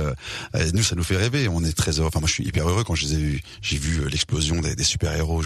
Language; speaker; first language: French; native; French